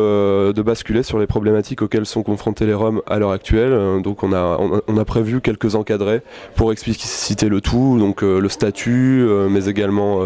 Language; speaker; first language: French; native; French